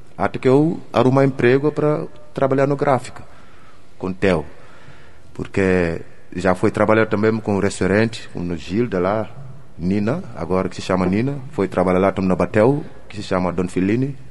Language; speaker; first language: Portuguese; non-native, learner; Wolof